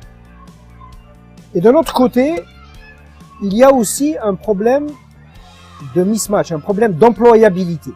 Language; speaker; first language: French; non-native, local second language; Arabic